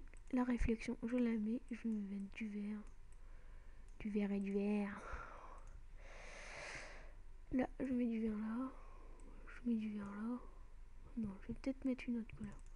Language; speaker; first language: French; native; French